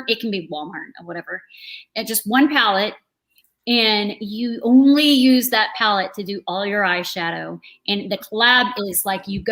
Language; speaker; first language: English; native; English